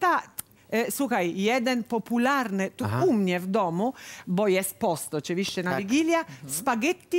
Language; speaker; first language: Polish; non-native, learner; Italian